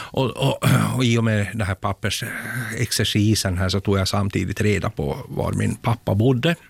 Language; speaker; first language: Swedish; native; Swedish